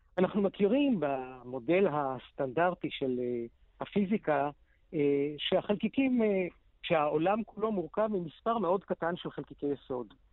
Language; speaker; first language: Hebrew; native; Hebrew